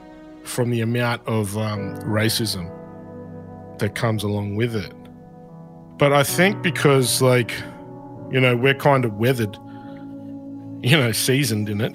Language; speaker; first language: English; native; English